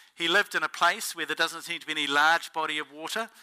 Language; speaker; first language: English; native; English